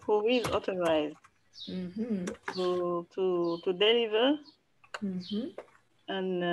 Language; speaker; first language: English; non-native, learner; French